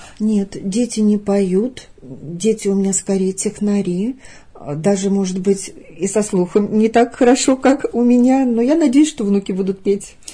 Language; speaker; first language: Russian; native; Russian